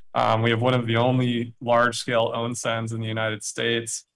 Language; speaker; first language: English; native; English